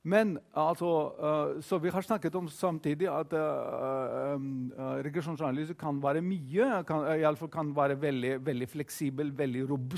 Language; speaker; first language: Norwegian; non-native, fluent; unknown